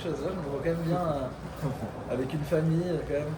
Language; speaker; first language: French; native; French